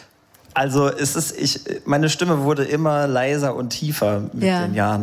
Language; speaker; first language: German; native; German